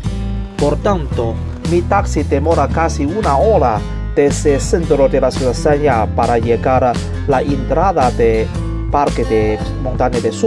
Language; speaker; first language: Spanish; non-native, learner; Chinese